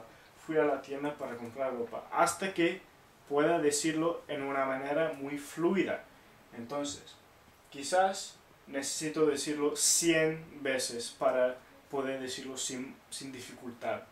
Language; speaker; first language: Spanish; non-native, fluent; English